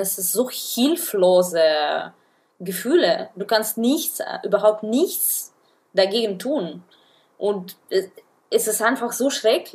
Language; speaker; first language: German; non-native, fluent; Russian